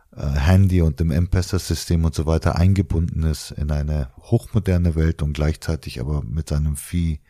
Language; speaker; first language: German; non-native, fluent; Bulgarian